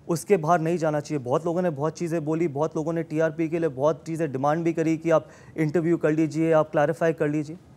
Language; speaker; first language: Hindi; native; Hindi